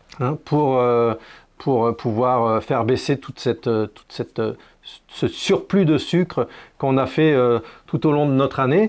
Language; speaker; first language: French; native; French